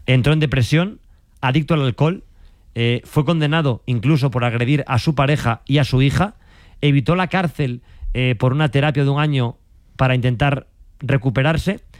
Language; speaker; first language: Spanish; native; Spanish